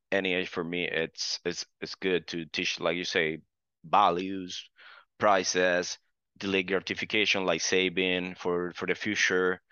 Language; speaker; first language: English; non-native, fluent; Spanish